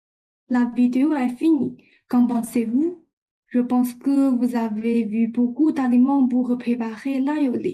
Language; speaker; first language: French; non-native, fluent; Chinese